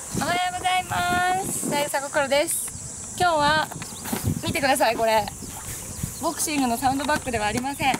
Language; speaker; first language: Japanese; native; Japanese